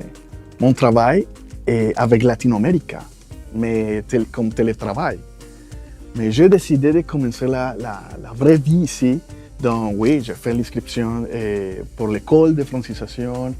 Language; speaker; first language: French; non-native, fluent; Spanish